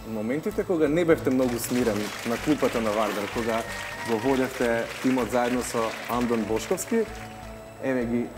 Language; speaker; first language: Macedonian; native; Macedonian